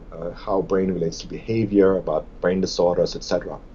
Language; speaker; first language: English; non-native, fluent; German